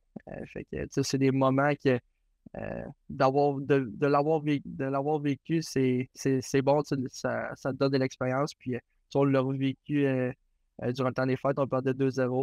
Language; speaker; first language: French; native; French